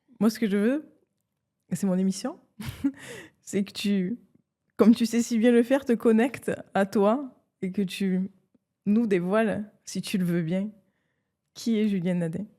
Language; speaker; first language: French; native; French